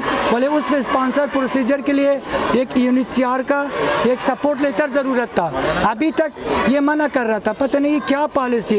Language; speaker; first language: Hindi; non-native, fluent; Persian